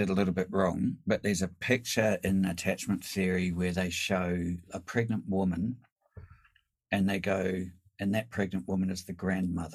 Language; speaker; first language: English; native; English